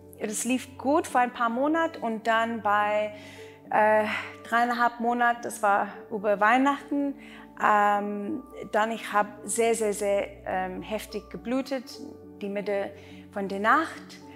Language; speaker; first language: German; non-native, learner; Afrikaans